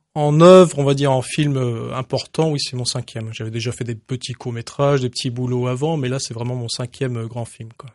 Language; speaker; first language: French; early bilingual, heritage; English